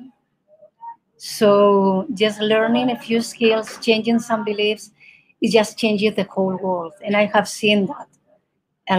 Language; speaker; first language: English; non-native, fluent; Spanish